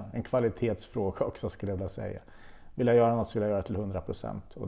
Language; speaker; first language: Swedish; native; Swedish